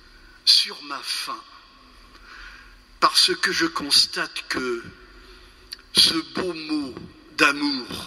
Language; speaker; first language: French; native; French